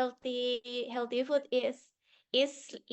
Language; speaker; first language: English; non-native, learner; Indonesian